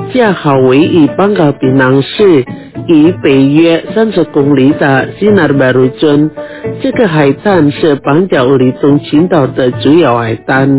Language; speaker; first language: Chinese; early bilingual, heritage; Chinese